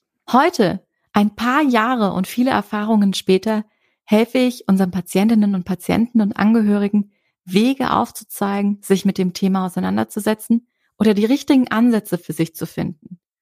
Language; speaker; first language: German; native; German